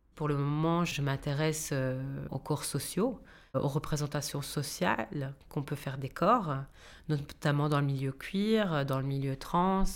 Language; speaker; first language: French; native; French